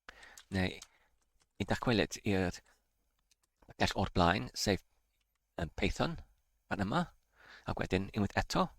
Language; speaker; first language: Welsh; non-native, learner; Polish